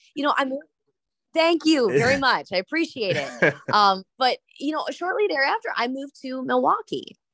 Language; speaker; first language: English; native; English